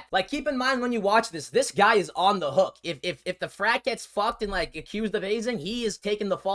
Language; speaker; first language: English; native; English